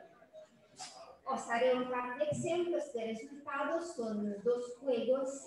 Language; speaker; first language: Spanish; non-native, fluent; Italian